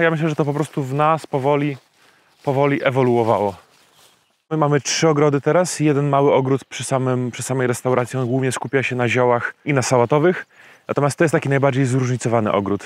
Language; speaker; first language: Polish; native; Polish